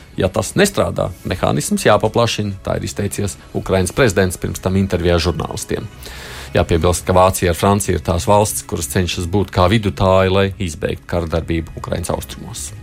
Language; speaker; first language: Latvian; native; Latvian